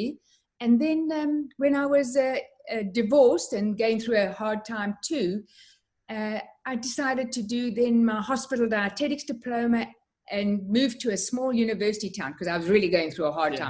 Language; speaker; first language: English; native; English